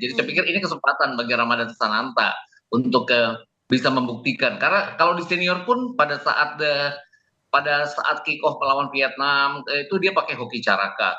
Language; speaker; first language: Indonesian; native; Indonesian